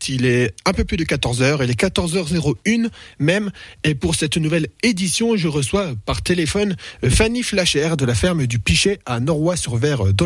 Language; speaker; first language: French; native; French